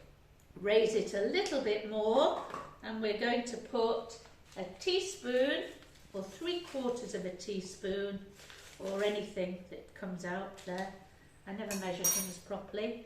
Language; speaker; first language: English; native; English